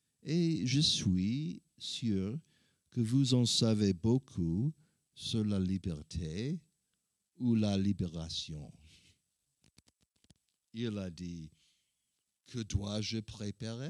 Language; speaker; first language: French; non-native, learner; English